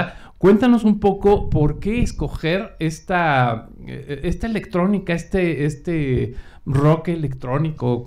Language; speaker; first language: Spanish; native; Spanish